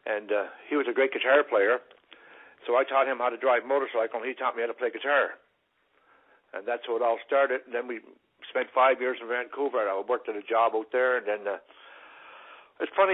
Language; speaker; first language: English; native; English